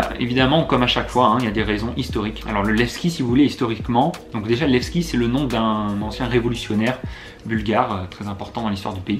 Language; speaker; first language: French; native; French